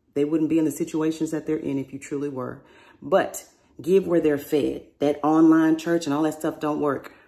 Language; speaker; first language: English; native; English